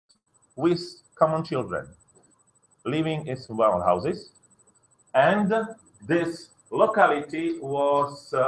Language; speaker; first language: English; non-native, learner; Slovak